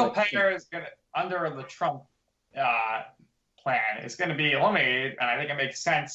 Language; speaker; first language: English; native; English